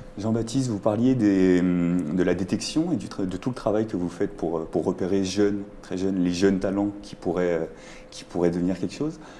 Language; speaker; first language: French; native; French